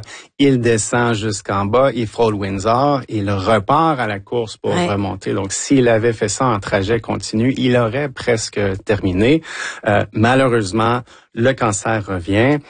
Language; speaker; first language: French; native; French